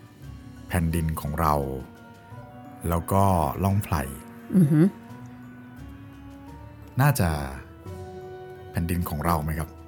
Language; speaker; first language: Thai; native; Thai